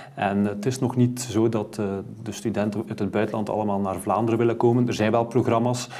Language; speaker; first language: Dutch; native; Dutch